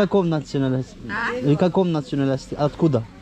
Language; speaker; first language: Russian; non-native, learner; Turkish